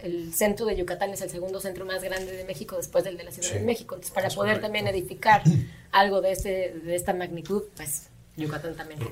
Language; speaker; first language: Spanish; native; Spanish